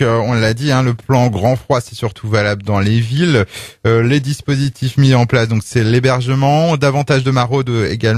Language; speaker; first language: French; native; French